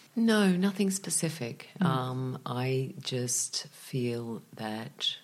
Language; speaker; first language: English; native; English